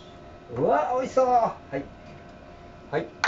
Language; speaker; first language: Japanese; native; Japanese